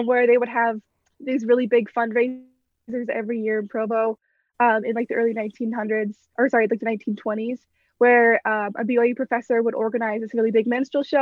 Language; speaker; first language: English; native; English